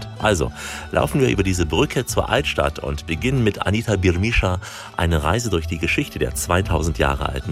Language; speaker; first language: German; native; German